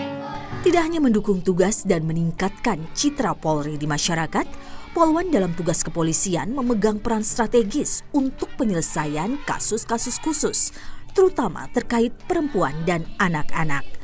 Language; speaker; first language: Indonesian; native; Indonesian